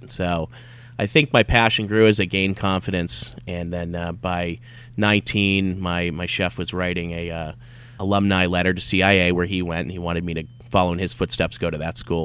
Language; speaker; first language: English; native; English